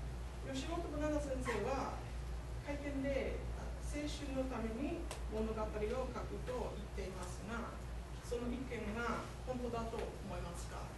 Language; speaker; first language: Japanese; non-native, learner; English